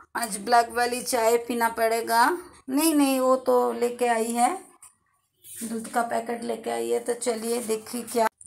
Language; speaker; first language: Hindi; non-native, local second language; Bangla